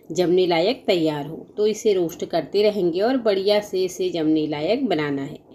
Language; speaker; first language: Hindi; native; Hindi